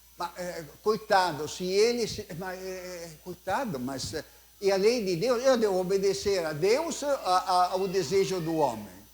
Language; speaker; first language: Portuguese; non-native, fluent; Italian